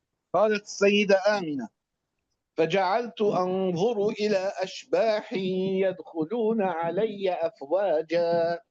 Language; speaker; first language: Arabic; native; Arabic